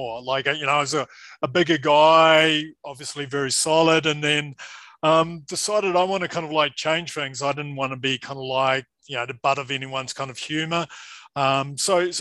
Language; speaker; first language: English; native; English